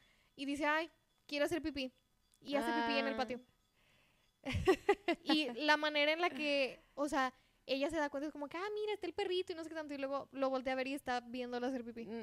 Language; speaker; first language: Spanish; native; Spanish